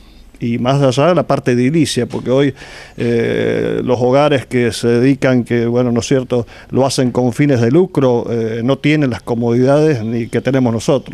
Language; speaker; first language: Spanish; native; Spanish